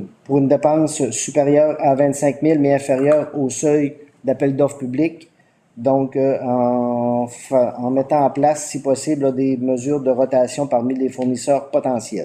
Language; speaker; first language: French; native; French